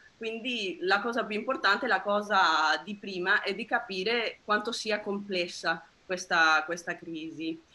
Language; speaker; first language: Italian; non-native, fluent; Spanish